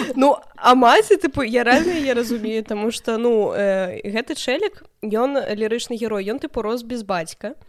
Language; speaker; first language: Belarusian; non-native, local second language; Russian